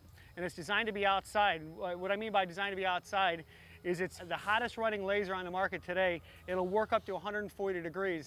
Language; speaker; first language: English; native; English